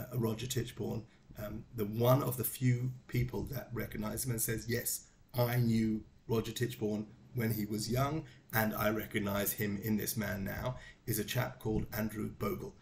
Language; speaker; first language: English; native; English